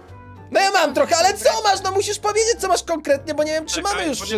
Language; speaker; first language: Polish; native; Polish